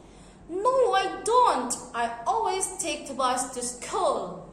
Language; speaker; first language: English; non-native, fluent; Indonesian